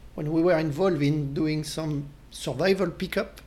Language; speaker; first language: English; non-native, fluent; French